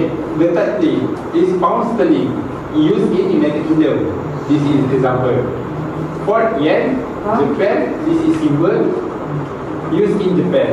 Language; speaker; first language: English; non-native, fluent; Malay